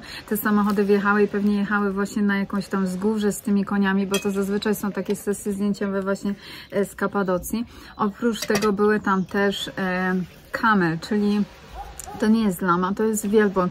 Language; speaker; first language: Polish; native; Polish